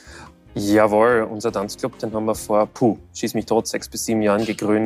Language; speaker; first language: German; native; German